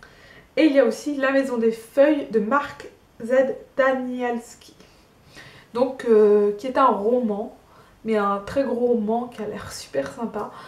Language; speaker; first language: French; native; French